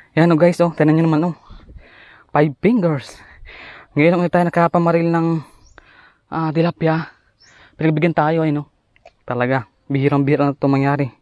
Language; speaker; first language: Filipino; non-native, local second language; Bikol